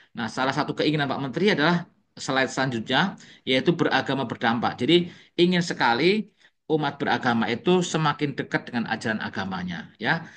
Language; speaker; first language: Indonesian; native; Indonesian